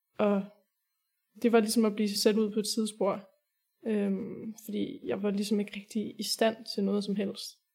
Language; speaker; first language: Danish; native; Danish